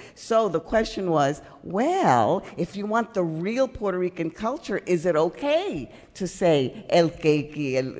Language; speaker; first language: English; early bilingual, other home language; Spanish